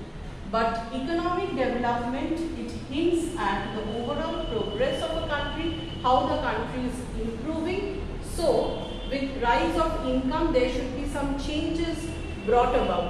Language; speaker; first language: English; non-native, local second language; Bangla